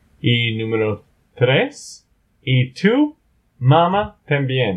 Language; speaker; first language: Spanish; non-native, learner; English